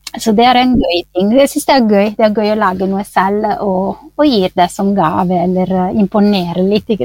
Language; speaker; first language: Norwegian; non-native, fluent; Italian